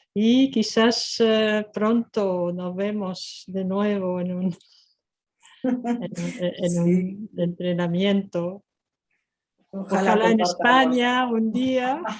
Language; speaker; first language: Spanish; non-native, fluent; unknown